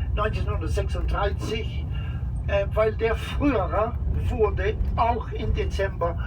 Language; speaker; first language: German; non-native, fluent; English